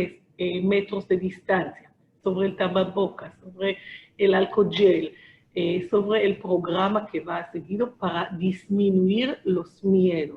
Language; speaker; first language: Spanish; non-native, fluent; Hebrew